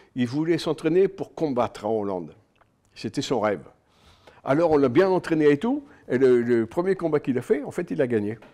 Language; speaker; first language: French; native; French